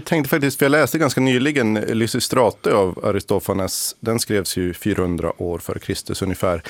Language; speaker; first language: Swedish; native; Swedish